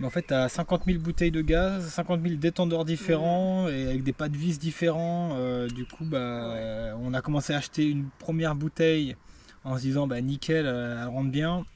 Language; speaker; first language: French; native; French